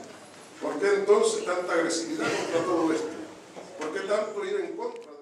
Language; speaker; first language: Spanish; native; Spanish